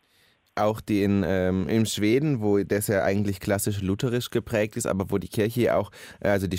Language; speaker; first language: German; native; German